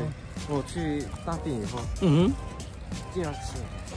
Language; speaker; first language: Chinese; non-native, learner; Korean